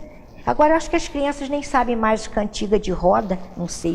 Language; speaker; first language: Portuguese; native; Portuguese